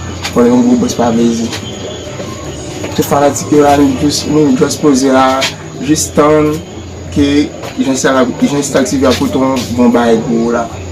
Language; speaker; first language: French; non-native, learner; Haitian Creole